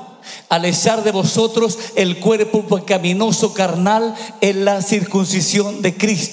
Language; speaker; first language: Spanish; native; Spanish